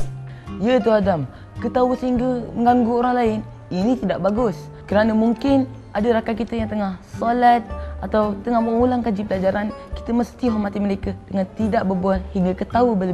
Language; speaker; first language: Malay; native; Malay